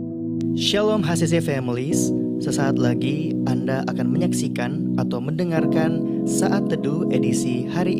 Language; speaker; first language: Indonesian; native; Indonesian